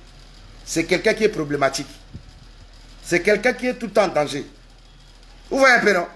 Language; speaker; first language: French; non-native, local second language; Lingala